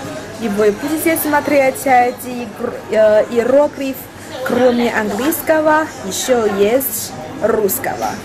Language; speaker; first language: Russian; non-native, learner; Chinese